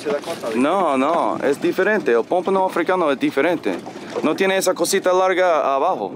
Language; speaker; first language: Spanish; non-native, learner; English